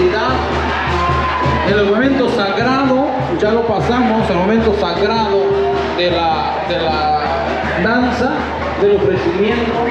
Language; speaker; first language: Spanish; native; Spanish